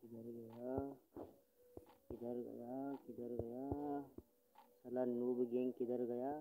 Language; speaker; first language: Hindi; non-native, local second language; Gujarati